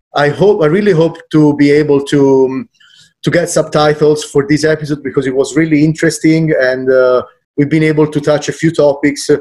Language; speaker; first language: English; non-native, fluent; Italian